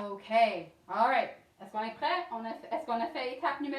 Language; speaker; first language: French; non-native, learner; English